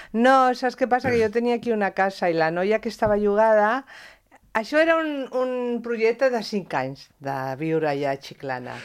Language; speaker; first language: Catalan; non-native, local second language; Spanish